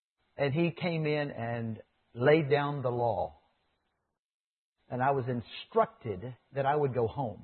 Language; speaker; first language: English; native; English